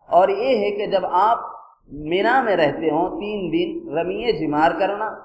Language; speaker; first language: Urdu; native; Urdu